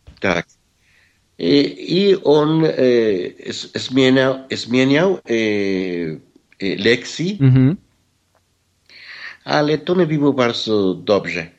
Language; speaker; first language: Polish; non-native, learner; Spanish